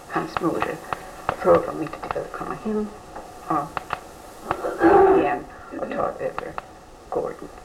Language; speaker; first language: Swedish; early bilingual, heritage; Swedish